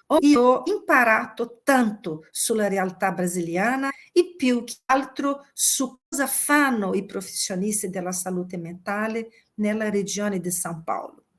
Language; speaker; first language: Italian; non-native, fluent; Portuguese